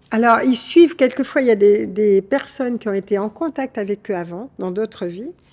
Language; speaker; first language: French; native; French